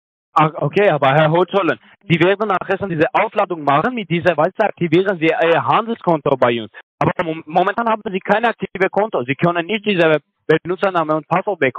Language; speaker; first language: German; non-native, learner; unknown